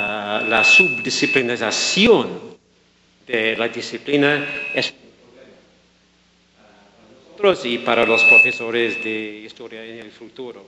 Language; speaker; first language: Spanish; non-native, fluent; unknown